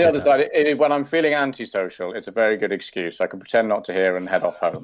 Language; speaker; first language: English; native; English